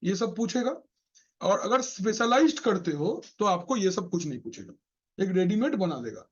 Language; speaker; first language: Hindi; non-native, local second language; Bangla